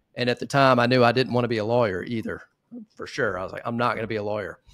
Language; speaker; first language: English; native; English